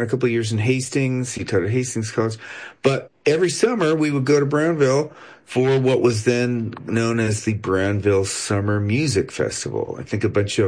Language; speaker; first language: English; native; English